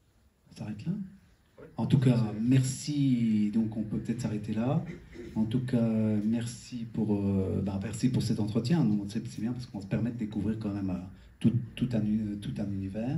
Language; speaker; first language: French; native; French